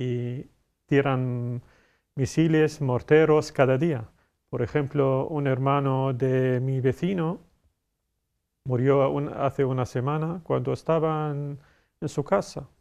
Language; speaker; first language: Spanish; non-native, fluent; Arabic